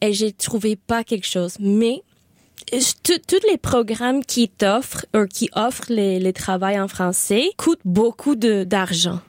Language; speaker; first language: French; non-native, learner; English